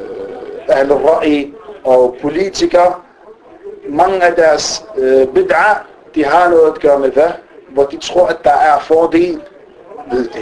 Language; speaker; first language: Danish; early bilingual, other home language; Arabic